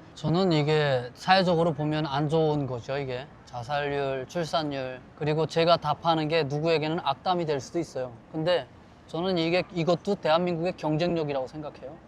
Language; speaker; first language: Korean; native; Korean